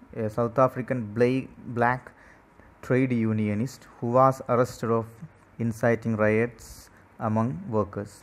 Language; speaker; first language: English; non-native, local second language; Malayalam